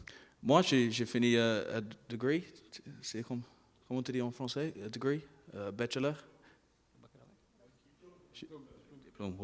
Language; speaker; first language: French; non-native, learner; English